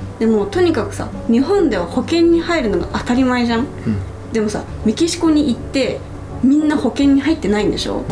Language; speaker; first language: Japanese; native; Japanese